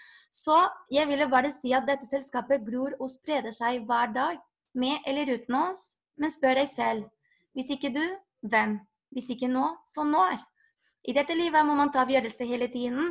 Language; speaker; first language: Norwegian; non-native, fluent; Spanish